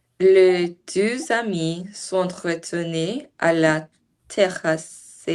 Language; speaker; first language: French; non-native, learner; English